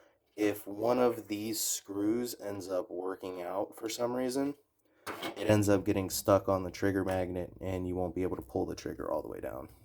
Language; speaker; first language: English; native; English